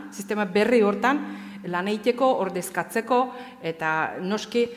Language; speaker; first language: Basque; non-native, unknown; Azerbaijani